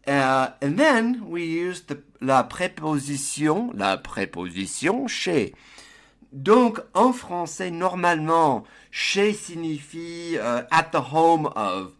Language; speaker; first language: French; non-native, fluent; English